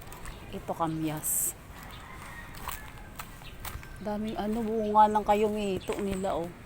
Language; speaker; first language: Filipino; native; Filipino